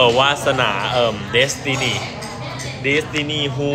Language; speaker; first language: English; non-native, learner; Thai